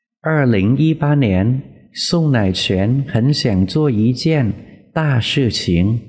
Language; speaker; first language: Chinese; non-native, fluent; Vietnamese